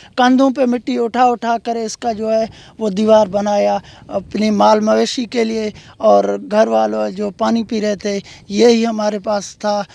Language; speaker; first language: Urdu; non-native, local second language; Sindhi